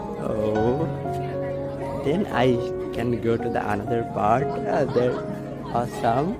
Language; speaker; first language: English; non-native, fluent; Bangla